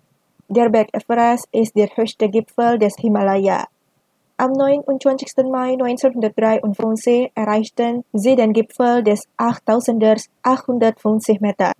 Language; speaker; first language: German; non-native, fluent; Indonesian